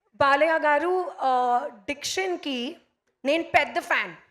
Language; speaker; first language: Telugu; non-native, local second language; Hindi